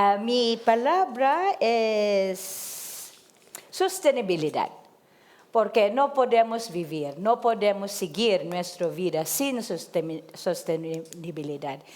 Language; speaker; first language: Spanish; non-native, learner; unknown